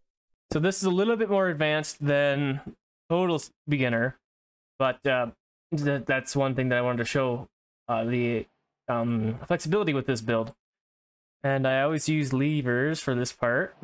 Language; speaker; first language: English; native; English